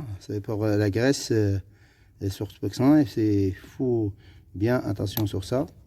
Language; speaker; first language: French; non-native, fluent; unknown